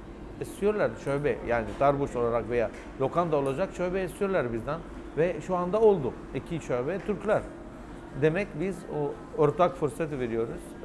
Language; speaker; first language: Turkish; non-native, fluent; Arabic